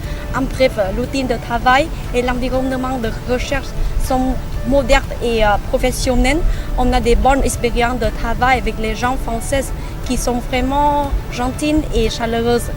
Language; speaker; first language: French; non-native, fluent; Vietnamese